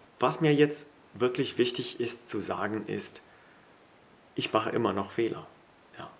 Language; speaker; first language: German; non-native, fluent; Italian